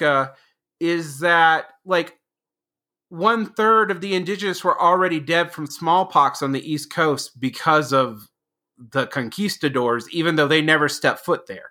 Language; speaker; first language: English; native; English